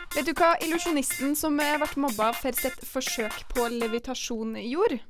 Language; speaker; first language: Norwegian; native; Norwegian